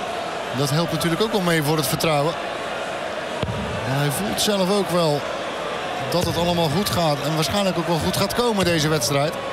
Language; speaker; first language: Dutch; native; Dutch